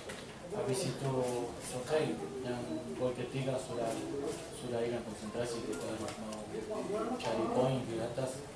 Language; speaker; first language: Indonesian; non-native, learner; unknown